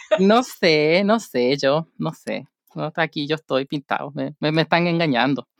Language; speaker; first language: Spanish; native; Spanish